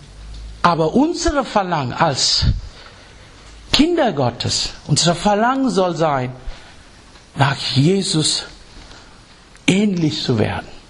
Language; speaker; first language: German; non-native, fluent; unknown